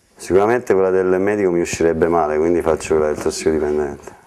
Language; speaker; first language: Italian; native; Italian